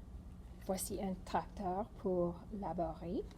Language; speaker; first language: French; non-native, fluent; English